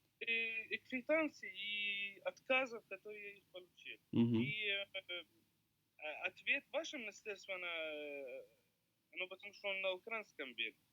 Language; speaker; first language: Russian; non-native, learner; Arabic